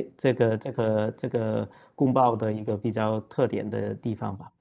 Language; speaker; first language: Chinese; non-native, local second language; Cantonese